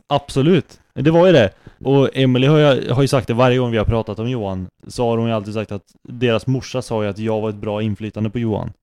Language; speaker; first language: Swedish; native; Swedish